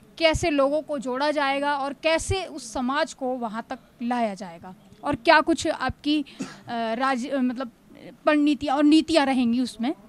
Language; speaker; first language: Hindi; native; Hindi